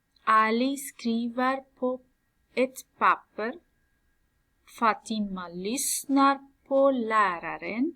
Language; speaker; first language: Swedish; non-native, fluent; Persian